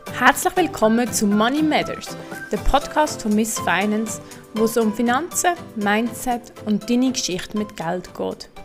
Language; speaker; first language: German; native; German